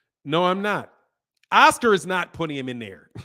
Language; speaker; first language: English; native; English